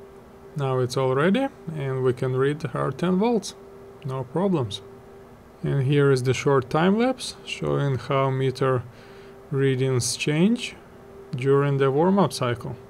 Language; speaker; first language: English; non-native, fluent; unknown